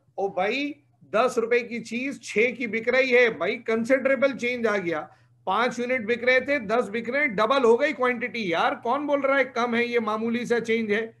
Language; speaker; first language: Hindi; native; Hindi